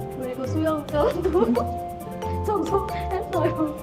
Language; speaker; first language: Korean; non-native, learner; Vietnamese